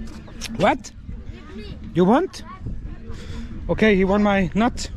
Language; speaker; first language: English; non-native, fluent; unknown